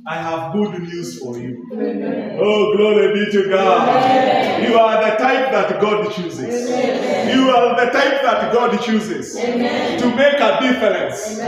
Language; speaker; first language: English; non-native, local second language; Swahili